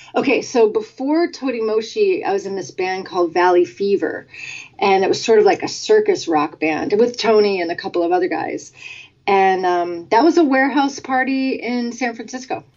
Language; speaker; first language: English; native; English